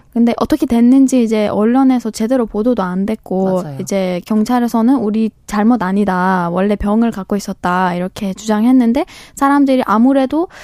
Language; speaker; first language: Korean; non-native, fluent; Persian